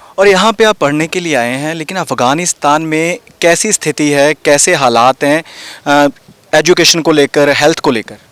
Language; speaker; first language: Hindi; non-native, local second language; Punjabi